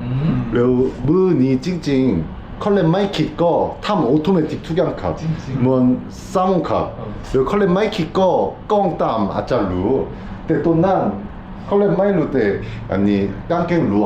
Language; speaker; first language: Thai; non-native, learner; Korean